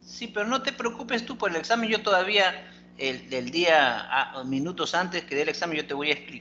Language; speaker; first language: Spanish; native; Spanish